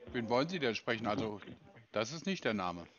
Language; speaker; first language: German; native; German